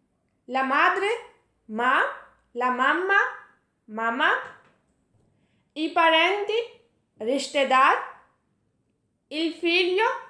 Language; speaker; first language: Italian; non-native, fluent; Urdu